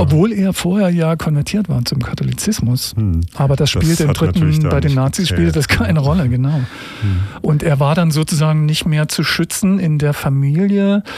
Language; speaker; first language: German; native; German